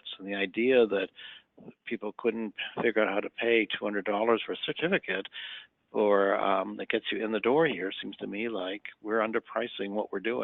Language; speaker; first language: English; native; English